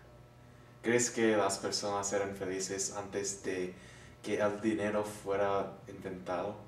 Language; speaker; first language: Spanish; non-native, learner; English